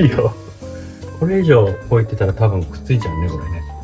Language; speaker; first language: Japanese; native; Japanese